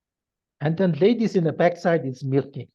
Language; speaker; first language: English; non-native, learner; Mongolian